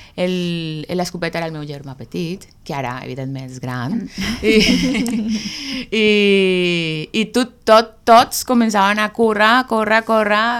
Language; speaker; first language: Catalan; non-native, fluent; Spanish